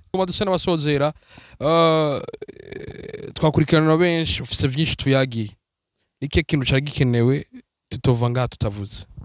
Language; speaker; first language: Rundi; native; Rundi